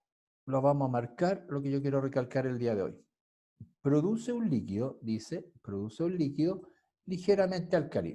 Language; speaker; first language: Spanish; native; Spanish